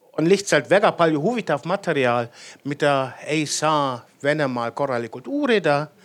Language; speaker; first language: Estonian; non-native, fluent; German